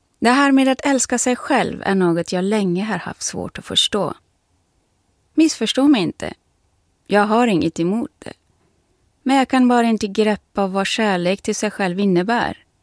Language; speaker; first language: Swedish; non-native, fluent; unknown